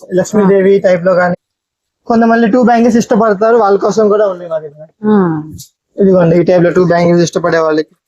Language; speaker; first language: Telugu; native; Telugu